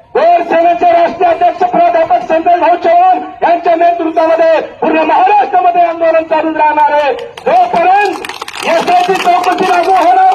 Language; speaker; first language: Marathi; non-native, local second language; Lambadi